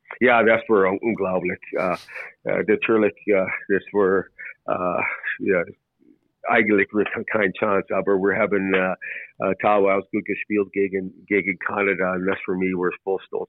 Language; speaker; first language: German; non-native, learner; English